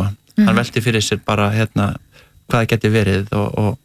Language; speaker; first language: Icelandic; native; Icelandic